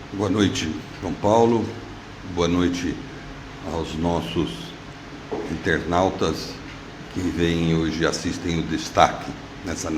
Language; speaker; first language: Portuguese; native; Portuguese